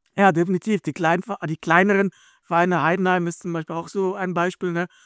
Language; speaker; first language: German; native; German